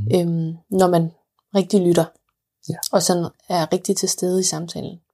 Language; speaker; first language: Danish; early bilingual, other home language; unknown